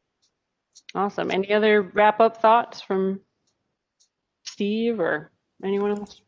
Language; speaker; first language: English; native; English